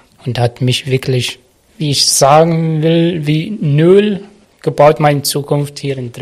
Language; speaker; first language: German; non-native, learner; Arabic